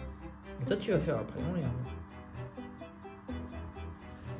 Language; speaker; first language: French; native; French